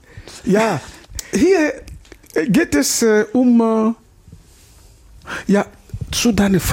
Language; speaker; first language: German; non-native, learner; Lingala